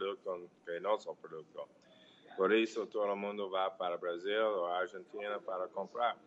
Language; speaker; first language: Portuguese; non-native, learner; English